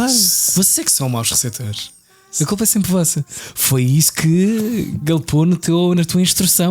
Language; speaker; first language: Portuguese; native; Portuguese